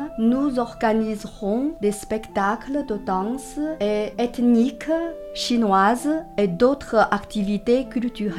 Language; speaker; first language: French; non-native, fluent; Chinese